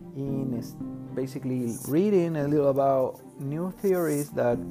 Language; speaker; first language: English; non-native, fluent; Spanish